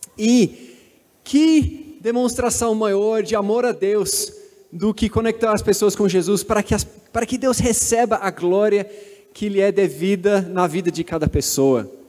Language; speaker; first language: Portuguese; non-native, fluent; English